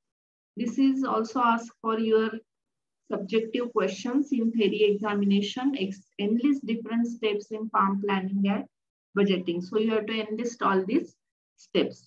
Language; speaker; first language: English; non-native, local second language; Marathi